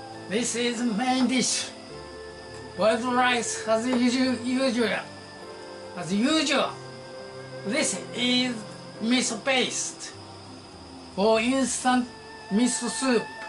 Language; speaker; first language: English; non-native, learner; Japanese